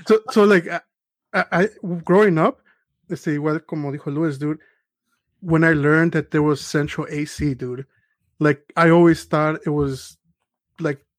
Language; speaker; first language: English; early bilingual, other home language; Spanish